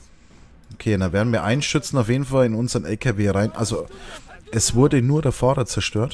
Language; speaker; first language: German; native; German